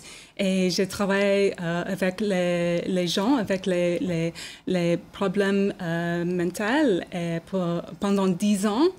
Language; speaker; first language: French; non-native, learner; English